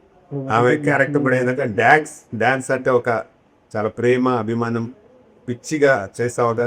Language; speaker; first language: Telugu; native; Telugu